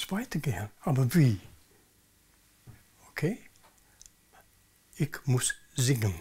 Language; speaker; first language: German; non-native, learner; English